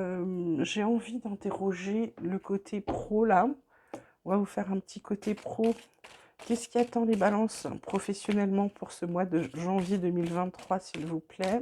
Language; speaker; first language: French; native; French